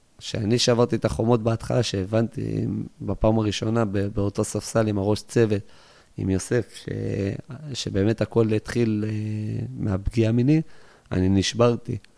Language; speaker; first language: Hebrew; early bilingual, other home language; English